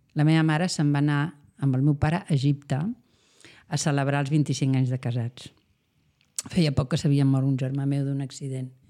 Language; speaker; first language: Catalan; non-native, local second language; Spanish